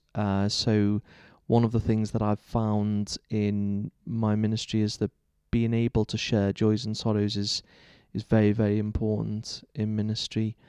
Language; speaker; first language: English; native; English